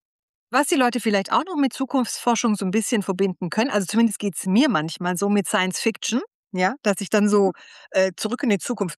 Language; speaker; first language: German; native; German